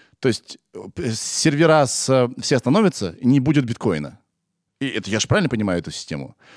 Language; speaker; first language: Russian; native; Russian